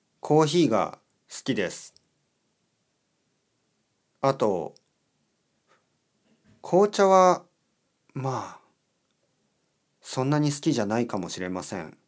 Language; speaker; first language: Japanese; non-native, learner; English